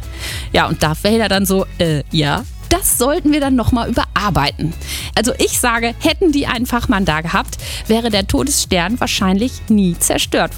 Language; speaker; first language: German; native; German